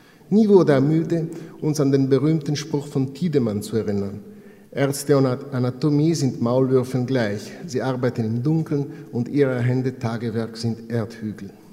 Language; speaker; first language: German; non-native, fluent; Italian